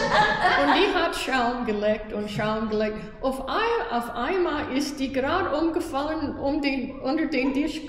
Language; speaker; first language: German; early bilingual, heritage; German